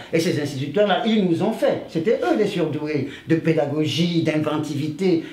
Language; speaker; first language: French; non-native, local second language; Ewe